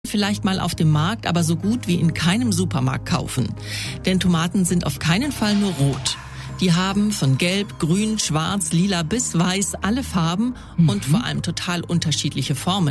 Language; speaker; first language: German; native; German